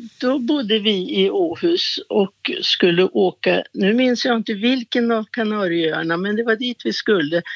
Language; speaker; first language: Swedish; native; Swedish